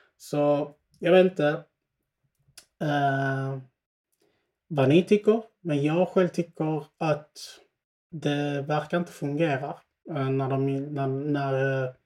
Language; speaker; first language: Swedish; early bilingual, other home language; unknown